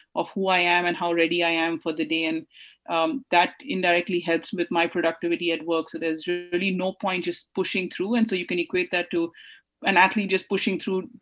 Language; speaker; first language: English; non-native, local second language; Hindi